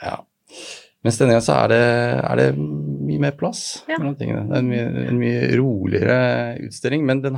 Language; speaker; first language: Norwegian; native; Norwegian